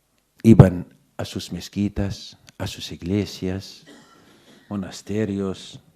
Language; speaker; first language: Spanish; non-native, fluent; Arabic